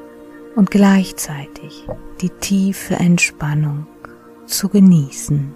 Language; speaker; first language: German; native; German